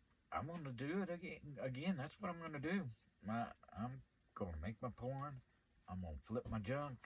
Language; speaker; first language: English; native; English